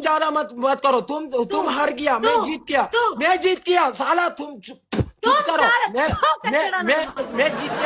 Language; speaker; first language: Hindi; non-native, local second language; Tamil